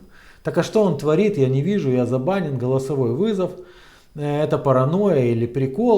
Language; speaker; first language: Russian; native; Russian